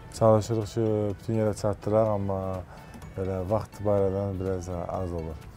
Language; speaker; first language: Azerbaijani; early bilingual, heritage; Azerbaijani